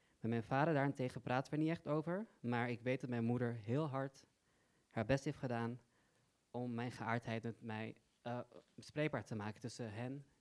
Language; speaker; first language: Dutch; early bilingual, other home language; Persian